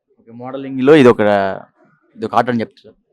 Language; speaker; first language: Telugu; native; Telugu